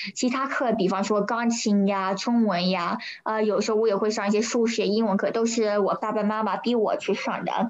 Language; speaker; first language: Chinese; early bilingual, heritage; Chinese